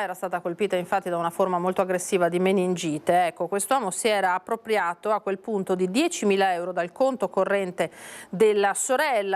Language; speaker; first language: Italian; native; Italian